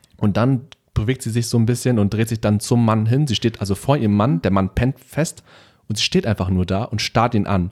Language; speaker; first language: German; early bilingual, other home language; Vietnamese